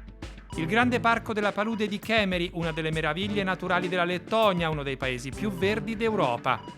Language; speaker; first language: Italian; native; Italian